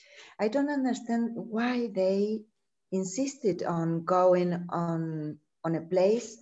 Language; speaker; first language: English; non-native, learner; Spanish